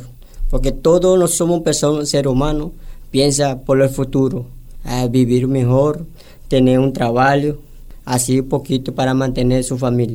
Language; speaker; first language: Spanish; non-native, local second language; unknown